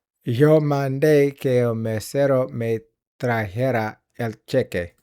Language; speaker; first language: Spanish; non-native, learner; English